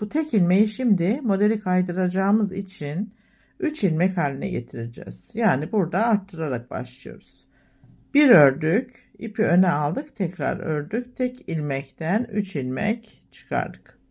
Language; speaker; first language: Turkish; native; Turkish